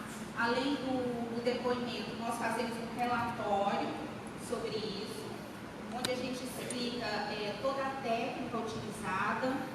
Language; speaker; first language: Portuguese; native; Portuguese